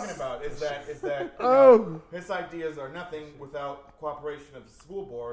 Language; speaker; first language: English; native; English